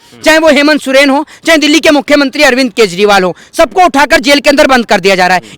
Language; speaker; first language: Hindi; native; Hindi